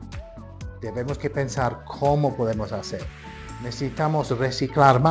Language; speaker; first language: Spanish; non-native, fluent; English